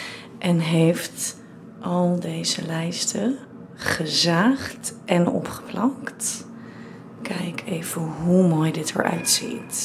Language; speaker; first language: Dutch; native; Dutch